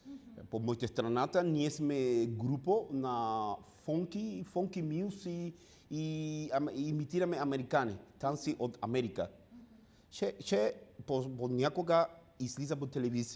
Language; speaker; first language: Bulgarian; non-native, learner; Spanish